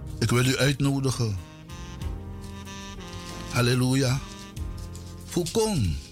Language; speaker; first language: Dutch; non-native, local second language; Sranan Tongo